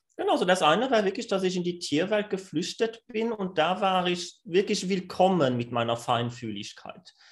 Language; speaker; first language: German; non-native, fluent; French